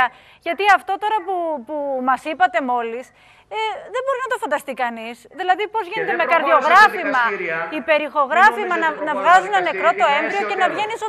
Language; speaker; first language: Greek; native; Greek